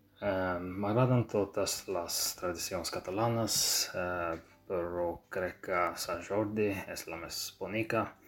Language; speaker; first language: Catalan; non-native, learner; Georgian